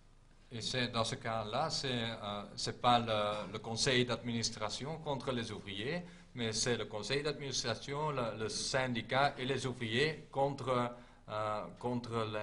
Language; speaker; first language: French; non-native, local second language; Dutch